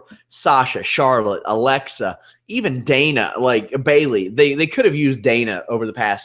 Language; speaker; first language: English; native; English